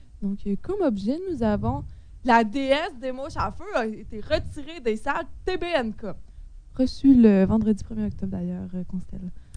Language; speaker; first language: French; native; French